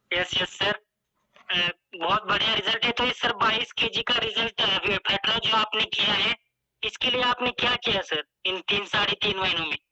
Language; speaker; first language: Hindi; non-native, local second language; Marathi